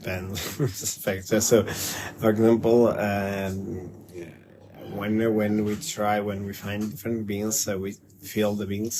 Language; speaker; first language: English; non-native, learner; Italian